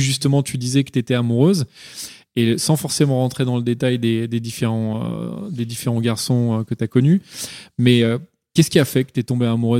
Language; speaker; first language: French; native; French